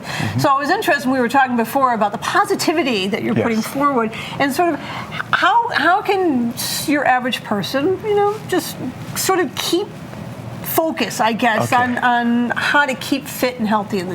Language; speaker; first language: English; native; English